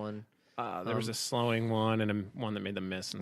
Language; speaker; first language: English; native; English